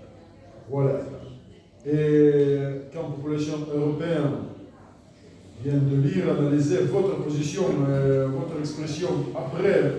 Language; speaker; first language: French; non-native, learner; Russian